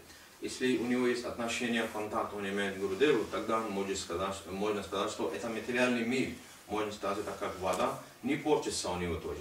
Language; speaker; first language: Russian; non-native, learner; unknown